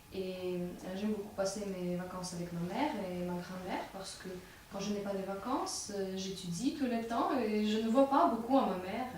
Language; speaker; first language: French; non-native, fluent; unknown